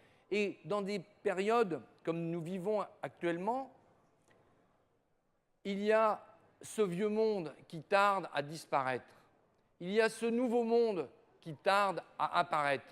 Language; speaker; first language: French; native; French